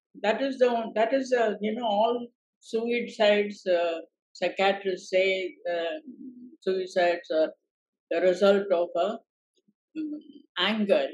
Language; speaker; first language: English; non-native, local second language; Tamil